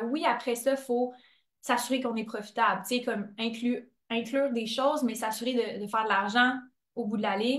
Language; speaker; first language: French; native; French